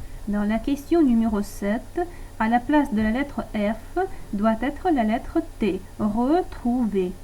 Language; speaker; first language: French; non-native, fluent; Russian